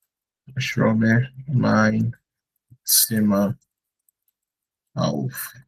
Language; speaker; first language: German; non-native, fluent; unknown